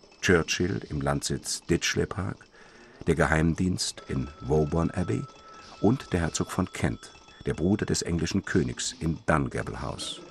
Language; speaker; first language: German; native; German